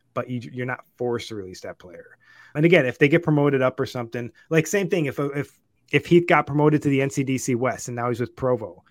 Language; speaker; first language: English; native; English